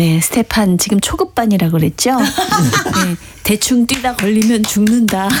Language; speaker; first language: Korean; native; Korean